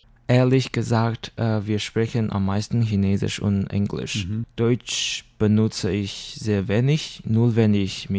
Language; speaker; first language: German; non-native, learner; Chinese